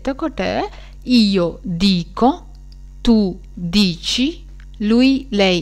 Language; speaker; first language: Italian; non-native, fluent; Sinhala